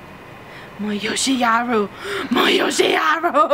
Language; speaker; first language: Japanese; non-native, learner; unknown